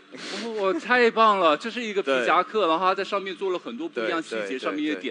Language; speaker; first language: Chinese; native; Chinese